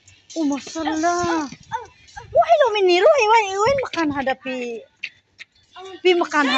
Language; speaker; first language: Arabic; non-native, learner; Filipino